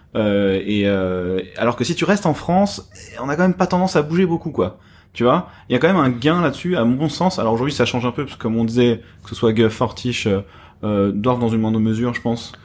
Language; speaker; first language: French; native; French